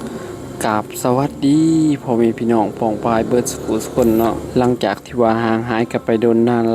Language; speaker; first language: Thai; non-native, local second language; Lao